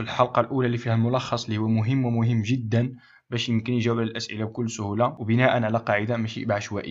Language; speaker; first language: Arabic; native; Arabic